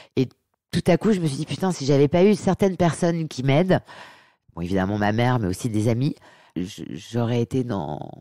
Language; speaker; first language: French; native; French